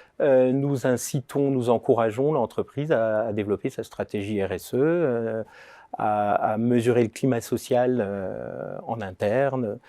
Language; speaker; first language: French; native; French